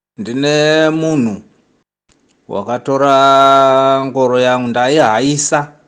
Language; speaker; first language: Shona; native; Shona